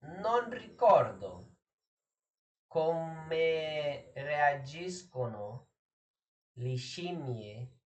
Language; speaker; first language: Italian; non-native, learner; English